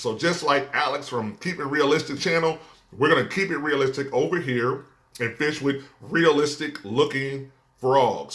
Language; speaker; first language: English; native; English